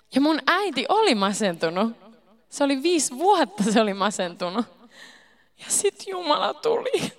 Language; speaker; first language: Finnish; early bilingual, heritage; Finnish